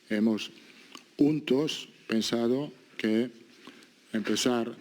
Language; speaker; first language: Spanish; non-native, fluent; Italian